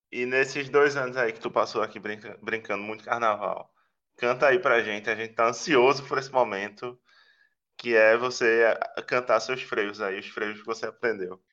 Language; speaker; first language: Portuguese; native; Portuguese